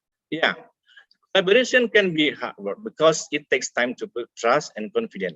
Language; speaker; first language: English; non-native, fluent; Indonesian